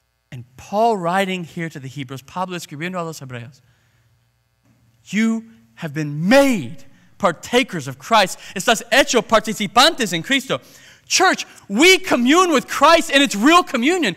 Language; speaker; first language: English; native; English